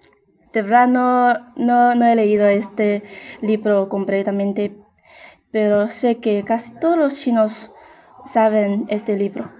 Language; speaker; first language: Spanish; non-native, fluent; Chinese